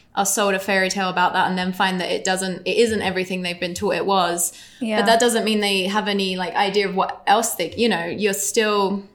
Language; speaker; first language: English; native; English